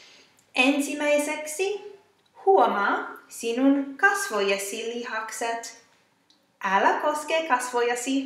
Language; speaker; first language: Finnish; non-native, fluent; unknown